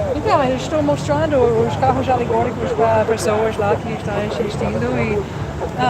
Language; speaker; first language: Portuguese; non-native, learner; English